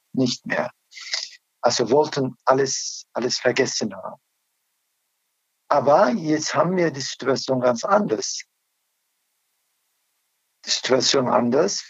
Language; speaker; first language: German; non-native, learner; Turkish